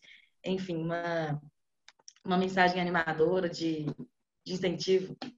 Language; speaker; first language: Portuguese; native; Portuguese